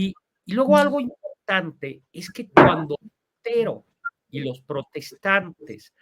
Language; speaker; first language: Spanish; native; Spanish